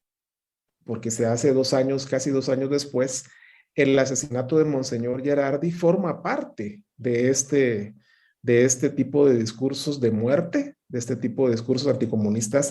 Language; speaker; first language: Spanish; native; Spanish